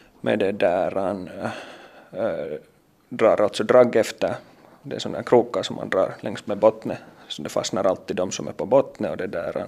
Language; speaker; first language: Swedish; native; Swedish